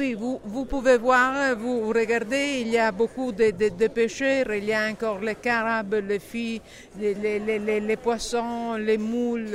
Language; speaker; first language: French; non-native, learner; Italian